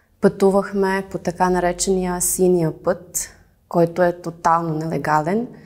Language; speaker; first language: Bulgarian; early bilingual, heritage; Bulgarian